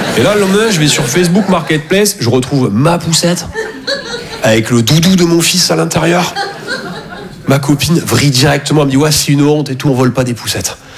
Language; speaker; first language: French; native; French